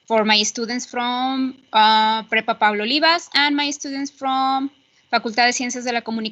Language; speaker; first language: English; non-native, fluent; Spanish